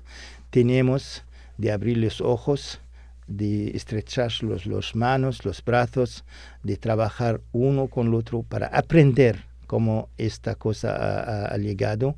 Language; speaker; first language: Spanish; non-native, fluent; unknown